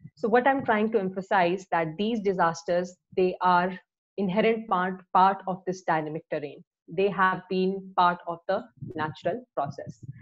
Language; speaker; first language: English; non-native, local second language; Hindi